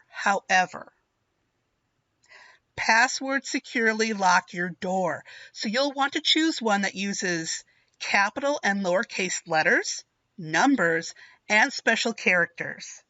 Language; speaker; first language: English; native; English